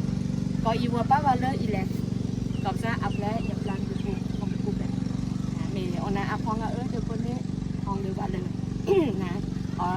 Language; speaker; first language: French; non-native, learner; Thai